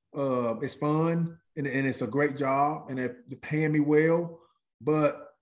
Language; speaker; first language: English; native; English